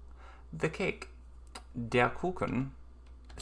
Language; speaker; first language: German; non-native, learner; English